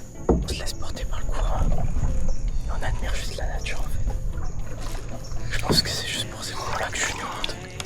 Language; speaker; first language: French; native; French